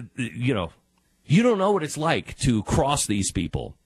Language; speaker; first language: English; native; English